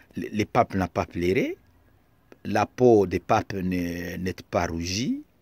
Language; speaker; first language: French; non-native, local second language; Lingala